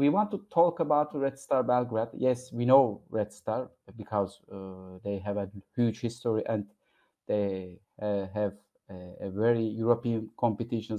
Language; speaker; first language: English; non-native, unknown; Turkish